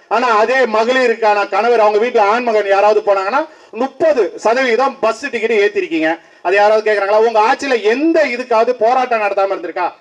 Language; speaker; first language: Tamil; native; Tamil